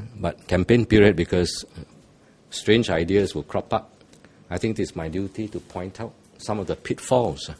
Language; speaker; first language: English; non-native, local second language; Chinese